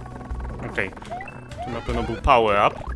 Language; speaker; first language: Polish; native; Polish